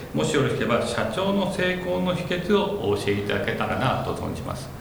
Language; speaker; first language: Japanese; native; Japanese